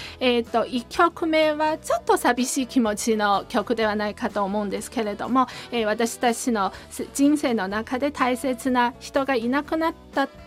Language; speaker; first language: Japanese; non-native, fluent; Chinese